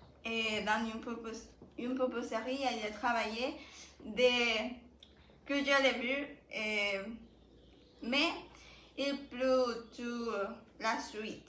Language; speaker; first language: French; non-native, learner; Spanish